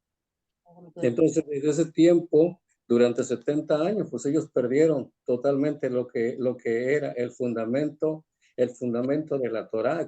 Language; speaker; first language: Spanish; native; Spanish